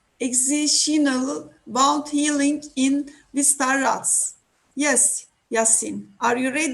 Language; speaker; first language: English; non-native, learner; Turkish